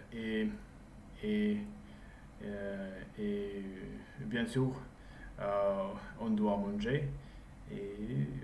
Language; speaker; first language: French; non-native, learner; English